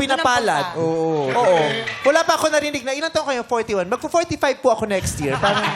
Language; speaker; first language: Filipino; native; Filipino